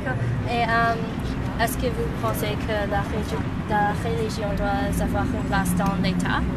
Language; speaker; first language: French; non-native, learner; English